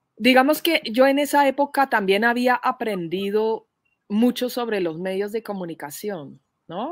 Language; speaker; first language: Spanish; non-native, fluent; Dutch